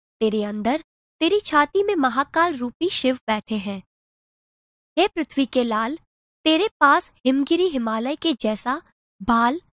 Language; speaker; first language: Hindi; non-native, local second language; Gujarati